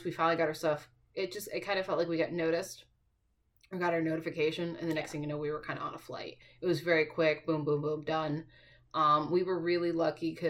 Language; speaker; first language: English; native; English